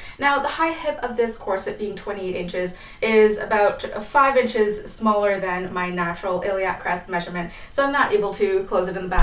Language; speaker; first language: English; native; English